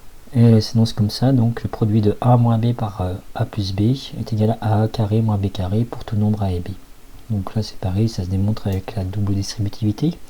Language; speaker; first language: French; native; French